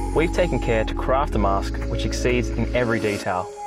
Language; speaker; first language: English; native; English